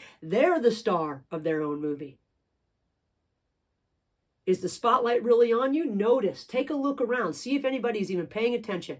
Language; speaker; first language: English; native; English